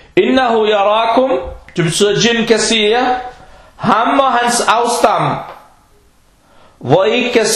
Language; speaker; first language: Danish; non-native, fluent; Arabic